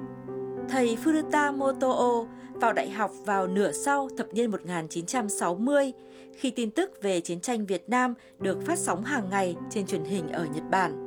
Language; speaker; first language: Vietnamese; native; Vietnamese